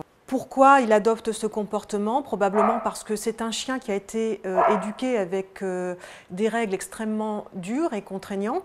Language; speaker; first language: French; native; French